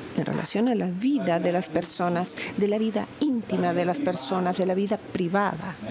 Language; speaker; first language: Spanish; non-native, fluent; Portuguese